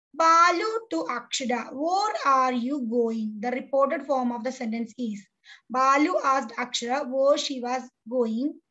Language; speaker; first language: English; non-native, local second language; Malayalam